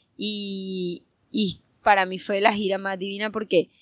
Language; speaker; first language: Spanish; native; Spanish